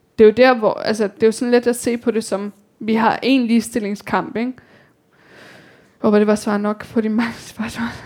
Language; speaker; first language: Danish; early bilingual, other home language; Persian